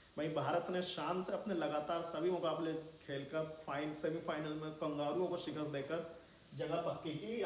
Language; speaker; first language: Hindi; native; Hindi